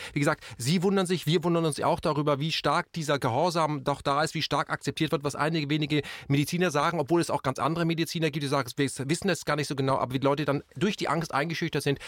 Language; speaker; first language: German; native; German